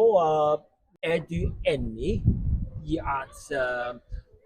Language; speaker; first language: Norwegian; non-native, learner; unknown